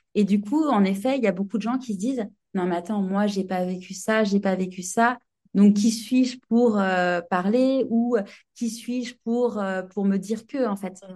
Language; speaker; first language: French; native; French